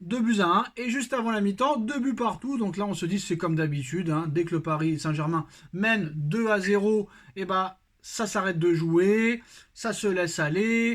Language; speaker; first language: French; native; French